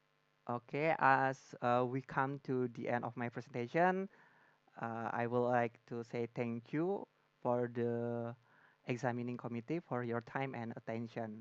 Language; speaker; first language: English; non-native, learner; Indonesian